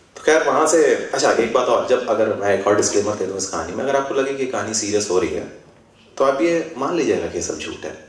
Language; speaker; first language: Hindi; native; Hindi